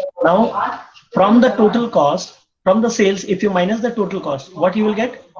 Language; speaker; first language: English; non-native, local second language; Marathi